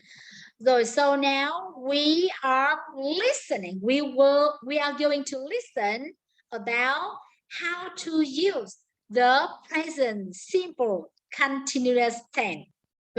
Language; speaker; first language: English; non-native, learner; Vietnamese